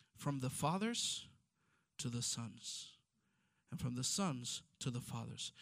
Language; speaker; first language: English; non-native, fluent; Amharic